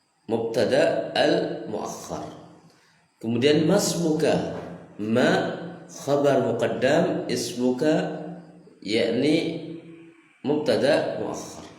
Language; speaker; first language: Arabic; non-native, fluent; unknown